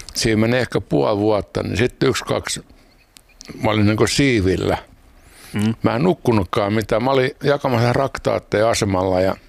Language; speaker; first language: Finnish; native; Finnish